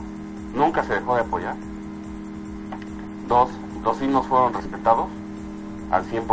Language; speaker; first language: Spanish; native; Spanish